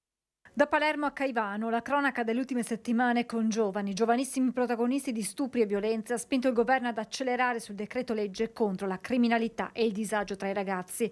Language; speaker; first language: Italian; native; Italian